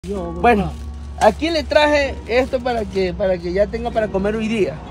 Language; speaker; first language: Spanish; native; Spanish